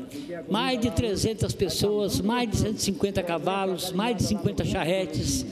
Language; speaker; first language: Portuguese; native; Portuguese